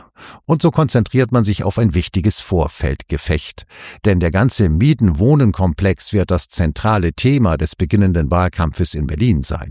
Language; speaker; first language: German; native; German